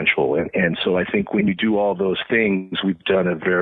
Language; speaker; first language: English; native; English